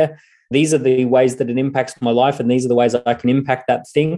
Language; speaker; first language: English; native; English